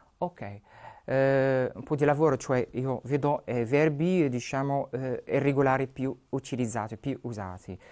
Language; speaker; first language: Italian; non-native, fluent; Arabic